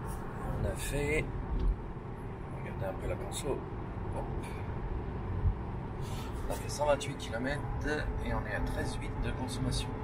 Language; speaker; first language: French; native; French